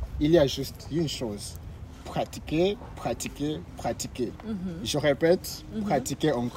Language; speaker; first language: French; non-native, learner; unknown